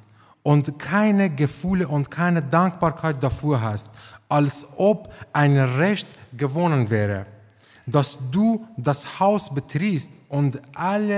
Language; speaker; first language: German; non-native, fluent; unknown